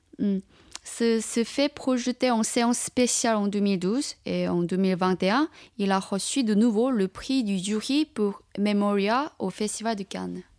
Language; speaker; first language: French; non-native, fluent; Chinese